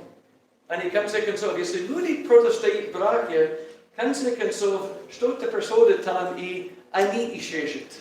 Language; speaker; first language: Russian; non-native, learner; English